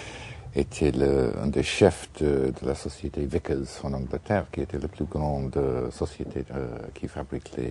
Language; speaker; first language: French; non-native, fluent; English